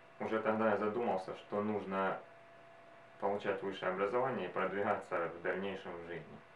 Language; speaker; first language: Russian; native; Russian